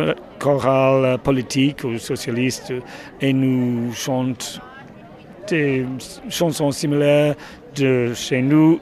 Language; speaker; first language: French; non-native, learner; English